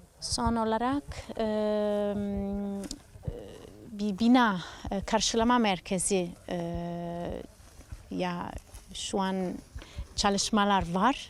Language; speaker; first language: Turkish; non-native, learner; Italian